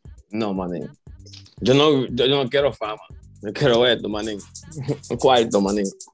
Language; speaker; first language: Spanish; early bilingual, heritage; Spanish